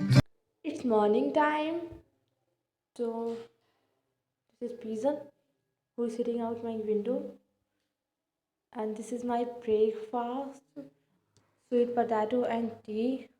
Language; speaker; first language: English; non-native, local second language; Urdu